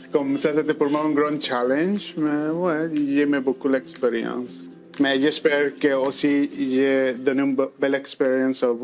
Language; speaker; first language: French; non-native, fluent; Spanish